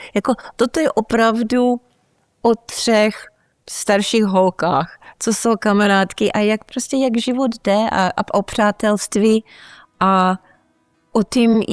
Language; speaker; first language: Czech; early bilingual, heritage; Czech